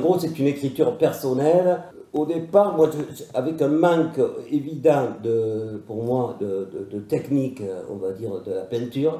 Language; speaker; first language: French; native; French